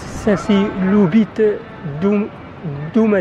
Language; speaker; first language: French; non-native, learner; Arabic